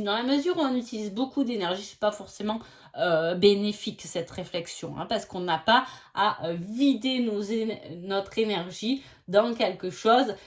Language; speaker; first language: French; native; French